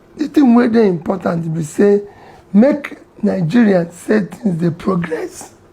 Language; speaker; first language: Nigerian Pidgin; non-native, local second language; Igbo